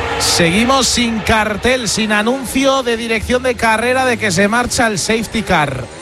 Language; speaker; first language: Spanish; native; Spanish